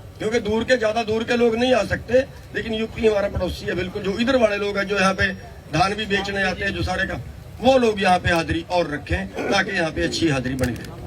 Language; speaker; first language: Hindi; native; Hindi